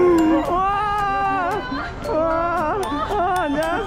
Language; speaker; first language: Korean; native; Korean